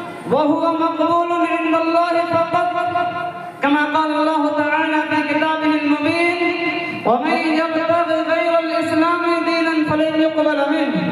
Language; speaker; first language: Arabic; non-native, learner; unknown